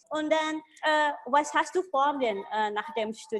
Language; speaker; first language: German; non-native, fluent; Indonesian